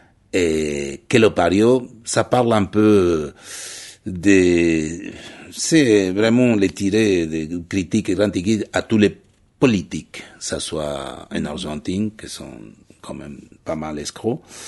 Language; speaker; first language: French; non-native, fluent; Spanish